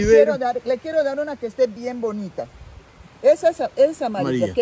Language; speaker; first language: Spanish; native; Spanish